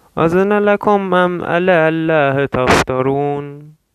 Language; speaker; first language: Arabic; non-native, learner; Persian